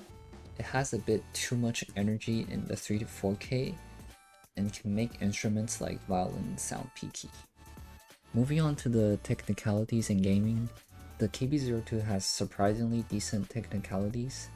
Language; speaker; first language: English; non-native, fluent; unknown